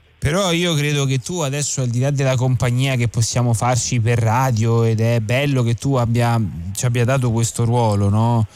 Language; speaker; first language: Italian; native; Italian